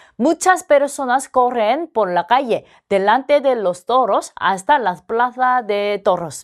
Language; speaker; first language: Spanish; non-native, fluent; Korean